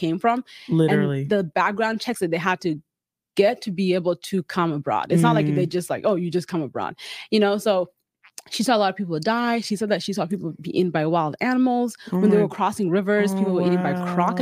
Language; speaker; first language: English; early bilingual, other home language; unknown